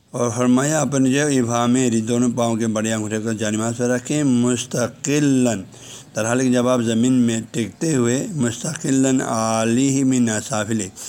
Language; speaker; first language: Urdu; non-native, local second language; Balti